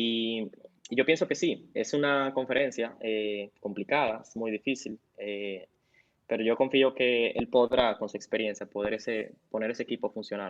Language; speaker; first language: Spanish; native; Spanish